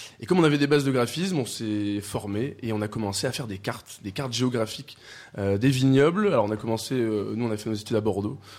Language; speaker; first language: French; native; French